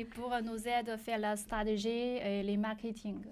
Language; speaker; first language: French; non-native, learner; Chinese